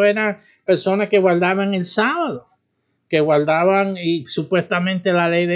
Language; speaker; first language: Spanish; early bilingual, heritage; Spanish